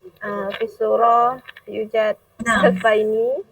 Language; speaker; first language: Arabic; non-native, learner; Malay